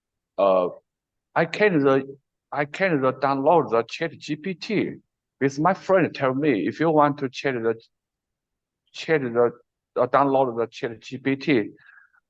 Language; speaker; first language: English; non-native, learner; Chinese